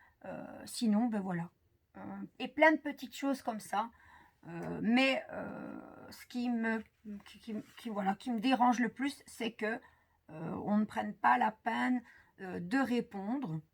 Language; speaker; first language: French; native; French